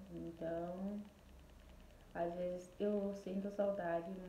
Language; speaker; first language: Portuguese; non-native, fluent; Haitian Creole